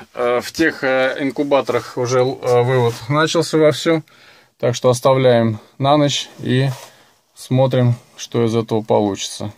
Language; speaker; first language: Russian; native; Russian